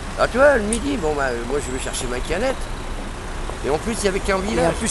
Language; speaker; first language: French; native; French